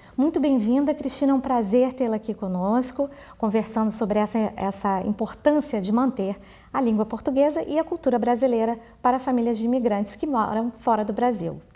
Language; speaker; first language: Portuguese; native; Portuguese